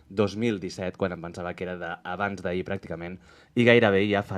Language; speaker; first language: Catalan; native; Catalan